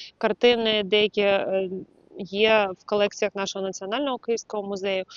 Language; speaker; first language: Ukrainian; non-native, local second language; Russian